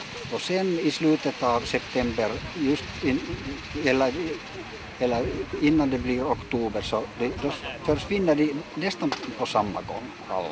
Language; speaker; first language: Swedish; non-native, local second language; Finnish